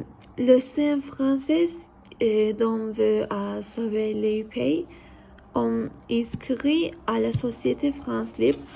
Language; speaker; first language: French; non-native, learner; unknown